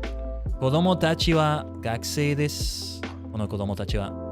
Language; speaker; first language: Japanese; non-native, learner; English